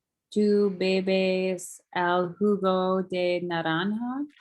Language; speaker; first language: Spanish; non-native, learner; English